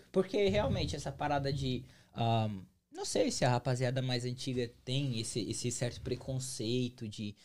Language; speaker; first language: Portuguese; native; Portuguese